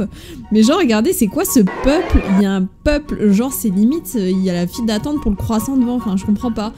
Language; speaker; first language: French; native; French